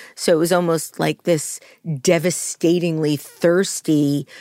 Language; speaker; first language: English; native; English